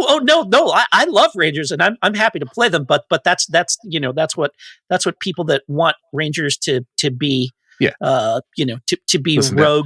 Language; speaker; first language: English; native; English